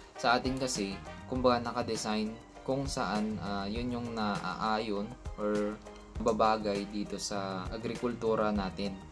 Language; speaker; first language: Filipino; non-native, local second language; Iloko